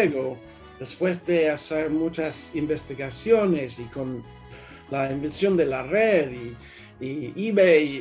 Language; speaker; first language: Spanish; early bilingual, heritage; English